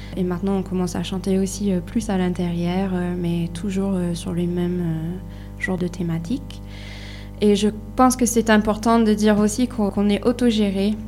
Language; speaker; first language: French; non-native, fluent; English